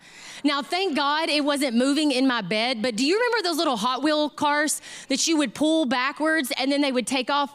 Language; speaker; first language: English; native; English